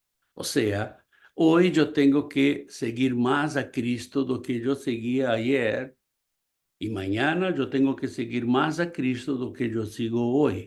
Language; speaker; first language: Spanish; non-native, fluent; Portuguese